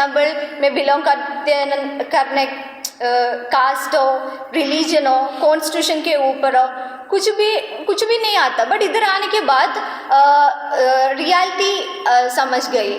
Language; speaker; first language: Hindi; non-native, local second language; Malayalam